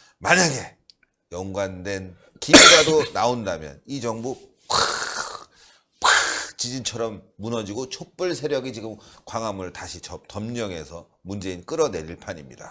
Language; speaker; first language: Korean; native; Korean